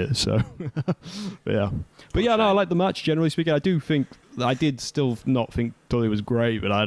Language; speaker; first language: English; native; English